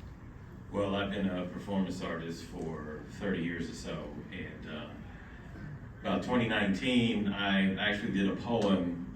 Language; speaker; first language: English; native; English